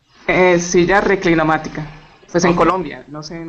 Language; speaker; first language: Spanish; native; Spanish